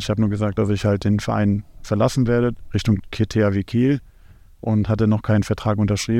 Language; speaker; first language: German; native; German